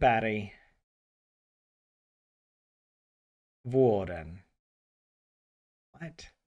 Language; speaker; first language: Finnish; non-native, learner; English